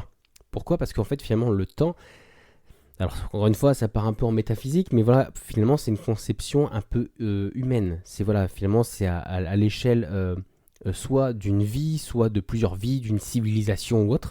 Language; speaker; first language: French; native; French